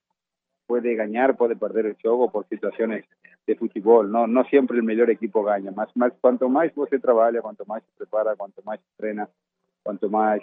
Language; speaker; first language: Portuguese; non-native, fluent; Spanish